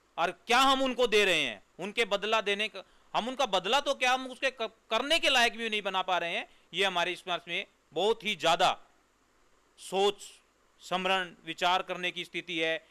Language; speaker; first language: Hindi; non-native, local second language; Punjabi